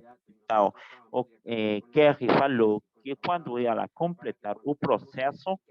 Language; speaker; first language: Portuguese; non-native, fluent; Spanish